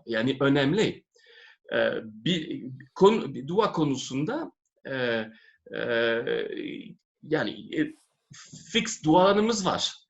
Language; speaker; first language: Turkish; non-native, fluent; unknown